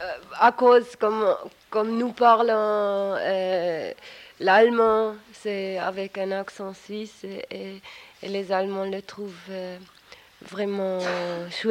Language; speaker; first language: French; non-native, local second language; German